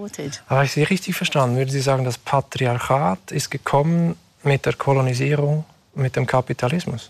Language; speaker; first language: German; native; German